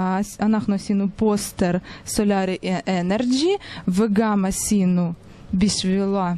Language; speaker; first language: Hebrew; non-native, learner; Russian